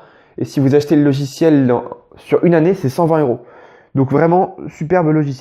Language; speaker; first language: French; native; French